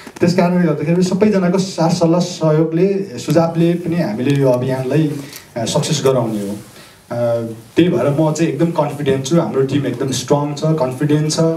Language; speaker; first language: Nepali; non-native, local second language; Sherpa